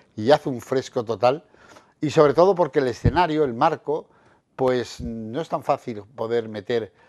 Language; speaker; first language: Spanish; native; Spanish